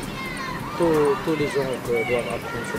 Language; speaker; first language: French; non-native, learner; English